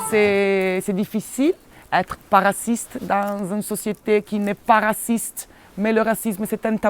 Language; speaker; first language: French; non-native, learner; Italian